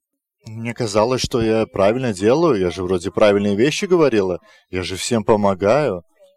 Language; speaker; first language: Russian; non-native, fluent; Lithuanian